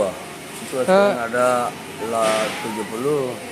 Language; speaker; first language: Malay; non-native, learner; Rohingya